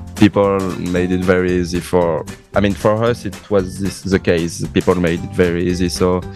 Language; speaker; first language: English; non-native, fluent; French